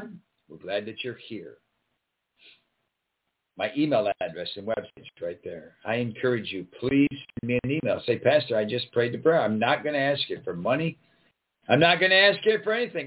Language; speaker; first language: English; native; English